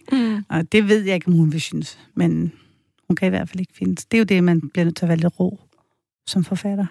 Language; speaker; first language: Danish; native; Danish